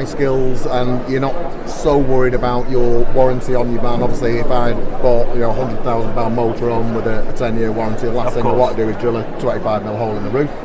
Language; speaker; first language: English; native; English